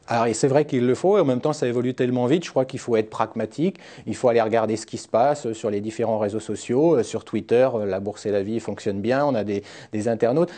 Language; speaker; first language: French; native; French